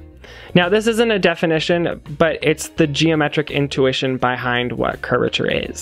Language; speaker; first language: English; native; English